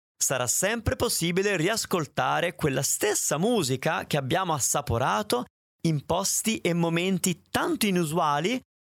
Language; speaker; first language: Italian; native; Italian